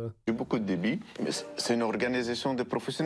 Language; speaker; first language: French; non-native, fluent; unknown